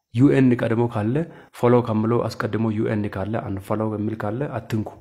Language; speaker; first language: Amharic; non-native, local second language; Hadiyya